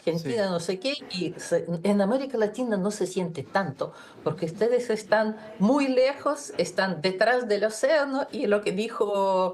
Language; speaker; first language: Spanish; non-native, fluent; Russian